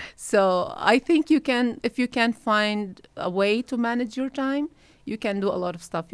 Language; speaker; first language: English; non-native, fluent; Arabic